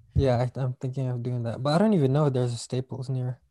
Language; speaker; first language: English; non-native, local second language; Malay